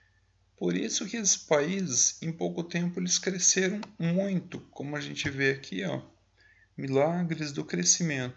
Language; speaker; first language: Portuguese; native; Portuguese